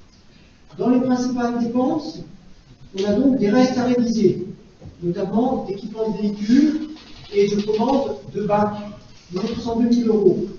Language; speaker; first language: French; native; French